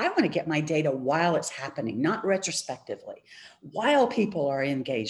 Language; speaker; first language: English; native; English